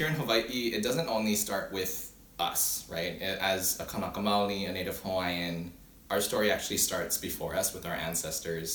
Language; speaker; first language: English; early bilingual, other home language; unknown